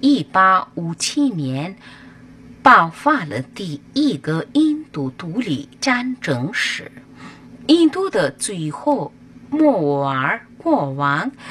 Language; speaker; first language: Chinese; non-native, fluent; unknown